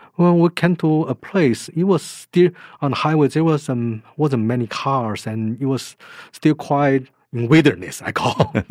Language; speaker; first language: English; non-native, fluent; Chinese